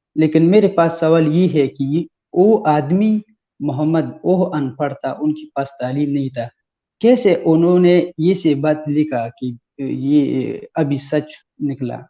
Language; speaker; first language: Hindi; non-native, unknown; Pashto